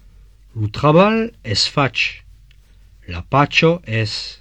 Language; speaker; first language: Catalan; non-native, learner; Italian